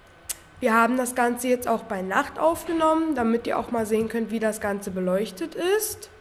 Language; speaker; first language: German; native; German